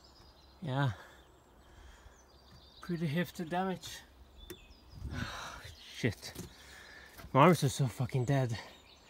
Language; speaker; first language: English; non-native, fluent; Swedish